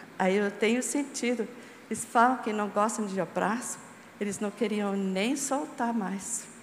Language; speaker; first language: Portuguese; non-native, fluent; English